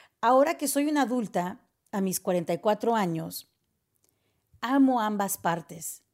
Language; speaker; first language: Spanish; early bilingual, heritage; Spanish